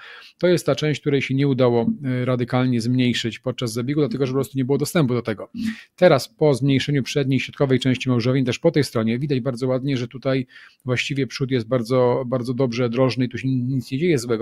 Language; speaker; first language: Polish; native; Polish